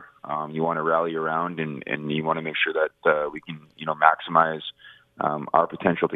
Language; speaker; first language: English; native; English